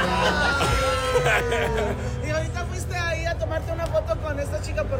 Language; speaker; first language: Spanish; early bilingual, heritage; Spanish